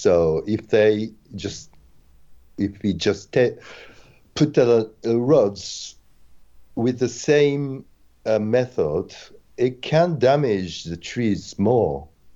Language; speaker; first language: English; non-native, fluent; Japanese